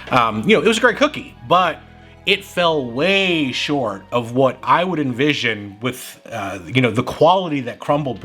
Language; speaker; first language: English; native; English